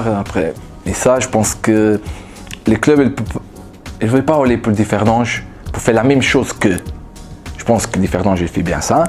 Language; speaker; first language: French; non-native, fluent; Portuguese